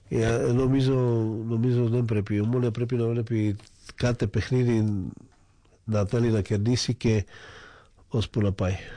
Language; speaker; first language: Greek; non-native, fluent; Slovak